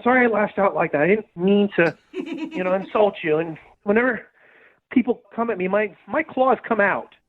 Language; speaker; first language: English; native; English